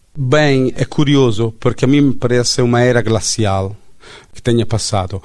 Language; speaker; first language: Portuguese; non-native, fluent; Italian